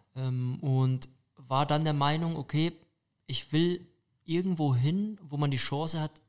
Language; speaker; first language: German; native; German